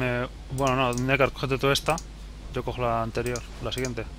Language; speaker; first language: Spanish; native; Spanish